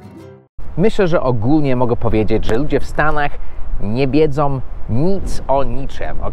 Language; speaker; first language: Polish; non-native, fluent; English